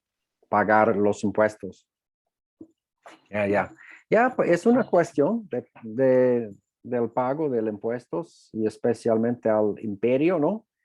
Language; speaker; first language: Spanish; non-native, fluent; English